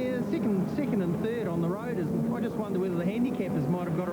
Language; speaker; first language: English; native; English